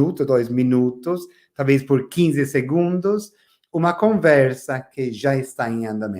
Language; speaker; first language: Portuguese; non-native, fluent; English